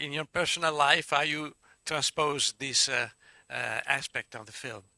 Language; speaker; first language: English; non-native, learner; Italian